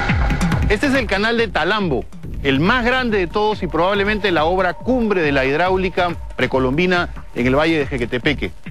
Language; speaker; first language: Spanish; native; Spanish